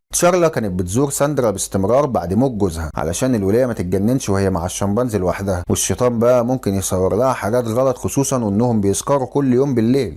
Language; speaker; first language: Arabic; native; Arabic